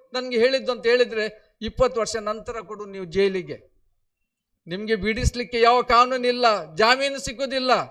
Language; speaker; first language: Kannada; non-native, local second language; Konkani